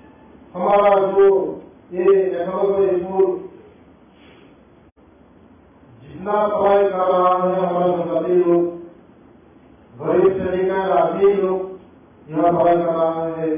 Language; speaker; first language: Hindi; non-native, local second language; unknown